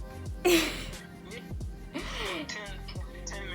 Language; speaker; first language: English; non-native, learner; Haitian Creole